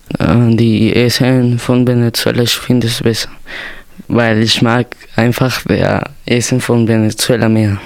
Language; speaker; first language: German; early bilingual, other home language; Spanish